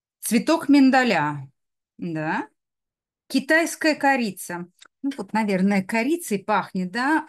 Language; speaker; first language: Russian; native; Russian